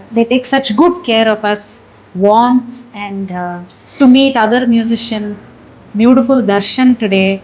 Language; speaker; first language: English; non-native, local second language; Tamil